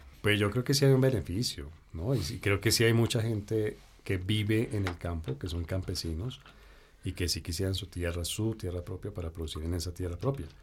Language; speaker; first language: Spanish; native; Spanish